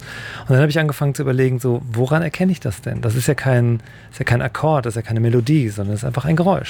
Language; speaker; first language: German; native; German